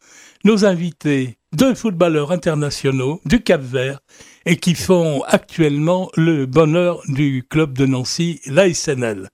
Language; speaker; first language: French; native; French